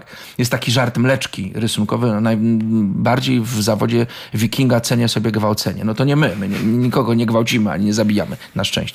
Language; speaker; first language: Polish; native; Polish